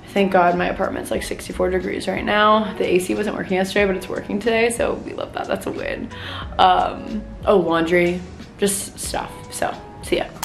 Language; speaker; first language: English; native; English